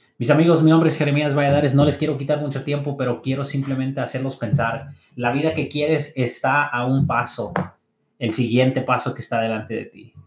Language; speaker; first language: Spanish; early bilingual, heritage; English